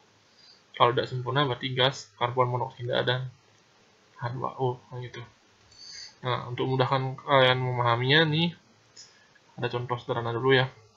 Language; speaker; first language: Indonesian; native; Indonesian